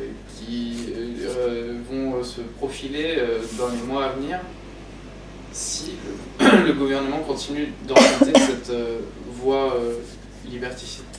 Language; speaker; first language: French; native; French